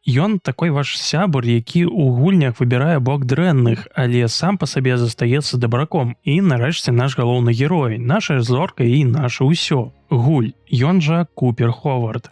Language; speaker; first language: Belarusian; native; Belarusian